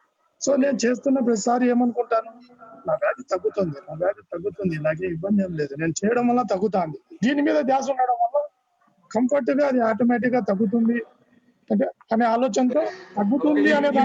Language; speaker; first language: Telugu; native; Telugu